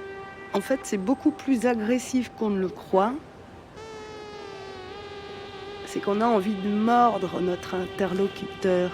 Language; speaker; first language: French; native; French